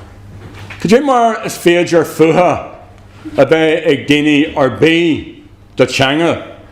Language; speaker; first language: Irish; non-native, local second language; English